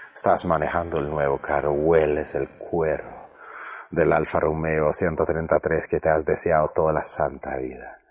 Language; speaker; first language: Spanish; non-native, fluent; Swedish